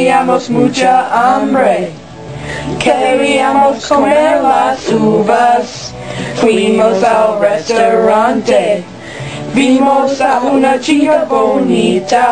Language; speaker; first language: Spanish; non-native, learner; English